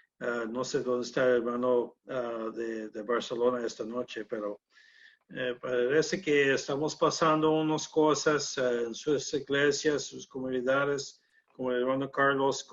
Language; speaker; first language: Spanish; non-native, learner; English